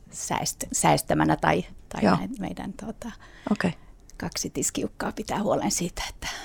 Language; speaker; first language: Finnish; native; Finnish